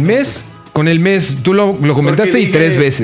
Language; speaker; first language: Spanish; native; Spanish